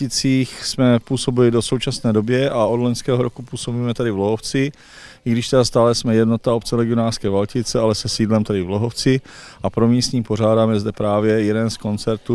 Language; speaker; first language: Czech; native; Czech